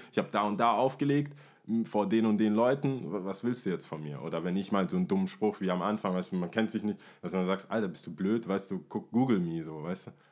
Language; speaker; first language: German; native; German